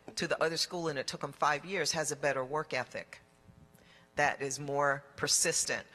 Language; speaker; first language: English; native; English